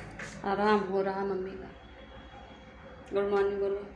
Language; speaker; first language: Hindi; native; Hindi